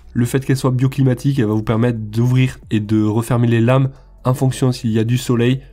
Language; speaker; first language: French; native; French